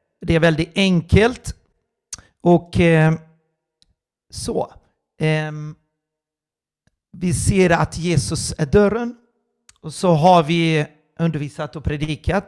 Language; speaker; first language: Swedish; non-native, fluent; Portuguese